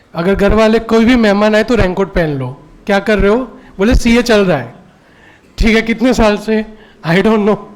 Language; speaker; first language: Hindi; non-native, local second language; Gujarati